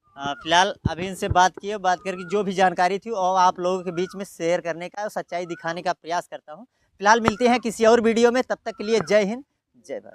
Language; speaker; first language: Hindi; native; Hindi